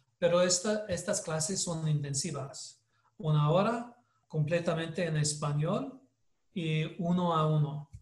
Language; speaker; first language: Spanish; non-native, learner; English